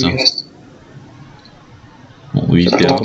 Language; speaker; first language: French; native; French